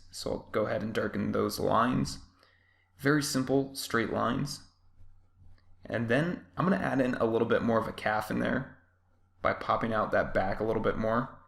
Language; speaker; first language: English; native; English